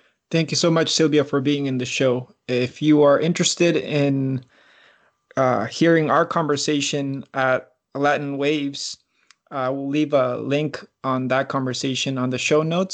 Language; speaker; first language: English; early bilingual, other home language; Spanish